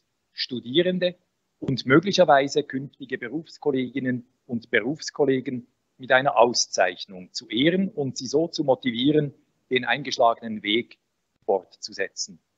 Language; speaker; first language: German; native; German